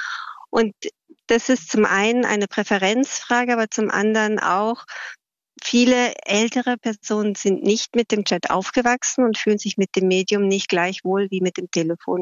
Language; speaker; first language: German; native; German